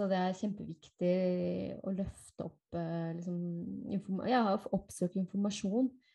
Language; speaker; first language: Norwegian; non-native, fluent; Spanish